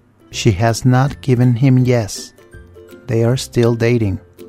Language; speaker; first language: English; non-native, fluent; Spanish